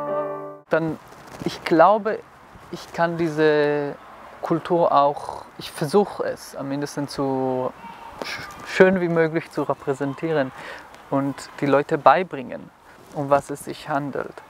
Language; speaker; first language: German; non-native, fluent; Hebrew